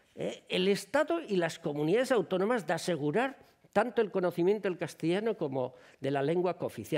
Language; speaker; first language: Spanish; non-native, local second language; Basque